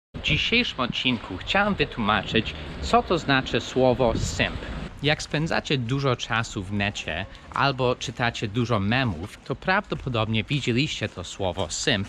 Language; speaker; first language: Polish; non-native, fluent; English